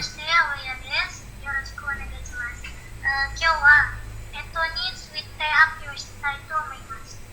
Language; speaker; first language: Japanese; non-native, learner; Indonesian